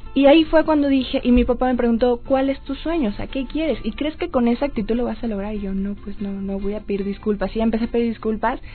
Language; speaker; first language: Spanish; native; Spanish